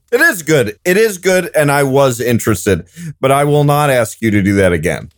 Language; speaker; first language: English; native; English